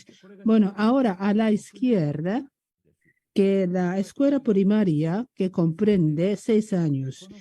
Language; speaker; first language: Spanish; non-native, learner; Japanese